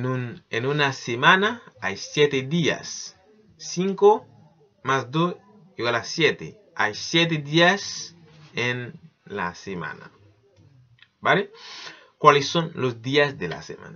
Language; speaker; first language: Spanish; non-native, learner; Haitian Creole